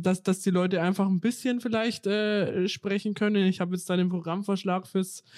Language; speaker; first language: German; native; German